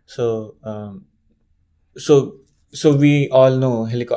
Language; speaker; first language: English; non-native, local second language; Hindi